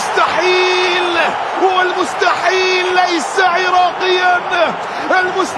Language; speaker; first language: Arabic; native; Arabic